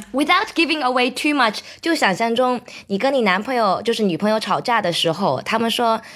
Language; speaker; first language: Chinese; native; Chinese